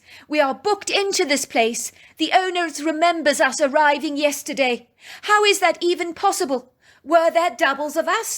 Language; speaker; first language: English; native; English